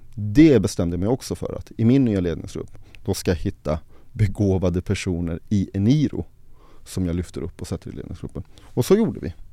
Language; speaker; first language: Swedish; early bilingual, other home language; Arabic